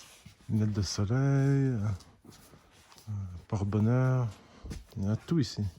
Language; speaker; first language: French; native; French